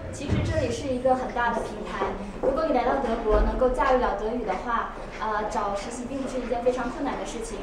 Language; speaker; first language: Chinese; native; Chinese